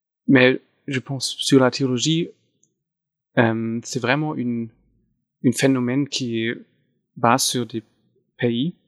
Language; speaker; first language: French; non-native, fluent; German